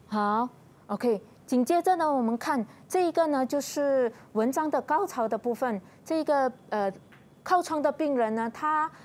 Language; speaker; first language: Chinese; native; Chinese